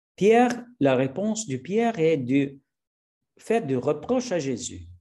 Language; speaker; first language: French; non-native, learner; Spanish